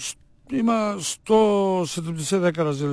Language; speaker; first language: Bulgarian; non-native, learner; Greek